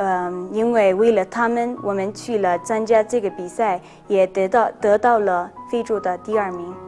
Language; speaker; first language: Chinese; non-native, learner; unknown